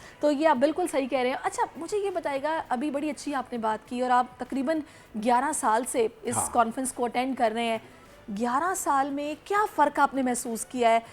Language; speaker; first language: Urdu; native; Urdu